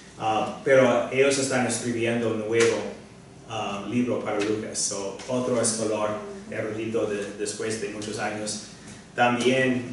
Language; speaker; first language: Spanish; non-native, fluent; English